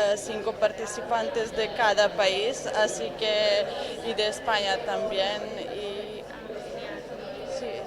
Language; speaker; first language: Spanish; non-native, fluent; Serbian